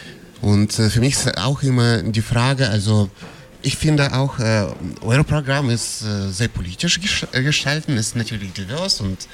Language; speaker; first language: German; non-native, fluent; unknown